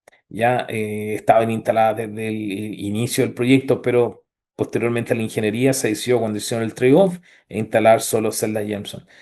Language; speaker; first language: Spanish; native; Spanish